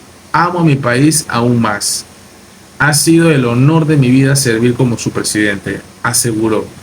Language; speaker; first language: Spanish; native; Spanish